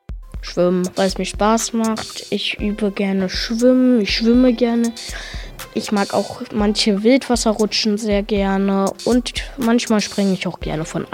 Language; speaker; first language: German; native; German